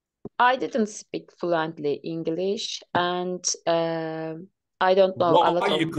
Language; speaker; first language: English; non-native, learner; Portuguese